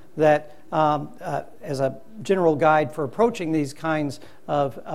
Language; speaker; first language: English; native; English